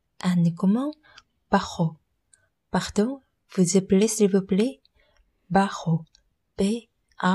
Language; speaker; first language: French; non-native, learner; Korean